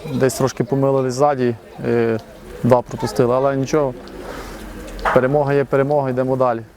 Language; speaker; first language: Ukrainian; native; Ukrainian